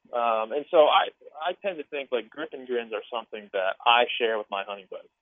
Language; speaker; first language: English; native; English